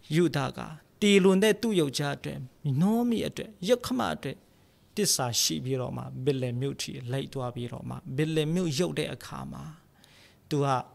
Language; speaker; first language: Burmese; non-native, local second language; Tedim Chin